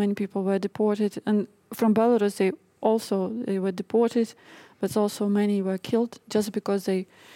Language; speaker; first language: English; non-native, fluent; Russian